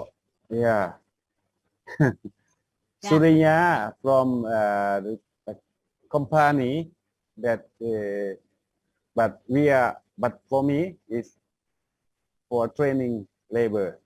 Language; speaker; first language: English; non-native, learner; Khmer